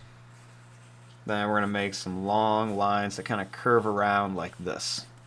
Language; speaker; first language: English; native; English